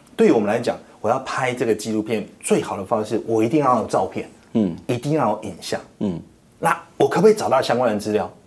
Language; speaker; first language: Chinese; native; Chinese